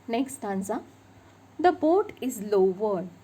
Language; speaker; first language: English; non-native, local second language; Marathi